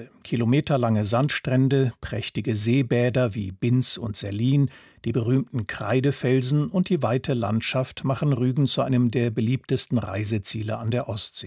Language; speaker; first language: German; native; German